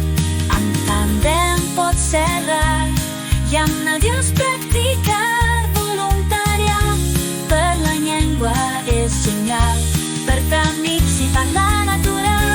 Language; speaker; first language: Catalan; non-native, learner; Russian